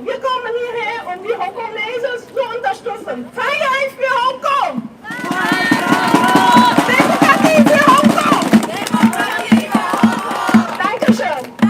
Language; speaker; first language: German; non-native, learner; Vietnamese